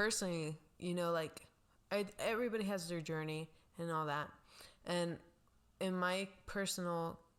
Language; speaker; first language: English; non-native, local second language; Spanish